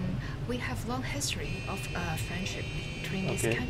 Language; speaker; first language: English; non-native, local second language; Cantonese